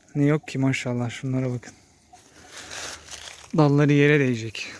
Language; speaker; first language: Turkish; native; Turkish